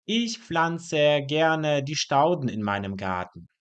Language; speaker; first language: German; non-native, fluent; Polish